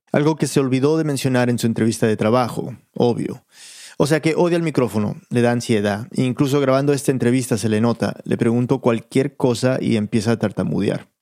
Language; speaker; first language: Spanish; early bilingual, heritage; Spanish